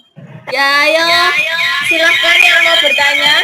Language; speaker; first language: Indonesian; native; Indonesian